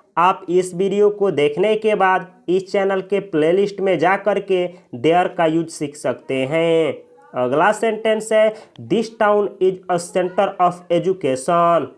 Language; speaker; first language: Hindi; native; Hindi